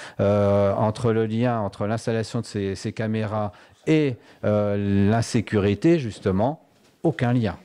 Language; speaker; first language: French; native; French